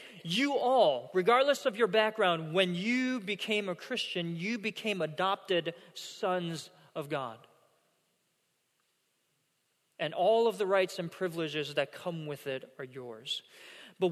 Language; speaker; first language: English; non-native, fluent; Korean